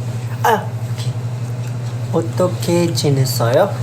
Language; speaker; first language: Korean; non-native, learner; Filipino